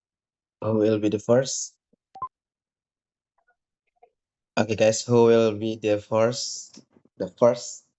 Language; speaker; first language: English; non-native, learner; Indonesian